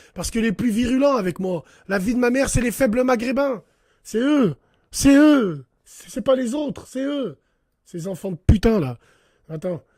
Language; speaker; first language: French; early bilingual, other home language; Arabic